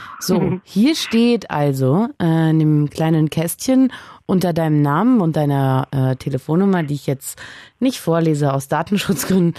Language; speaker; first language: German; native; German